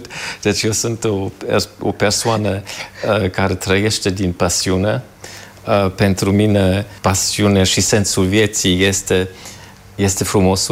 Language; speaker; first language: Romanian; non-native, fluent; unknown